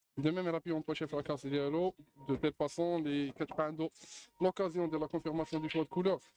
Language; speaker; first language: French; non-native, local second language; Arabic